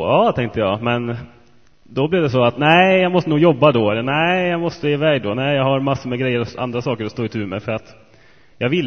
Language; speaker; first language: Swedish; native; Swedish